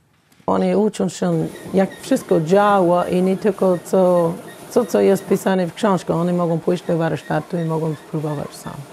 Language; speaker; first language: Polish; non-native, fluent; English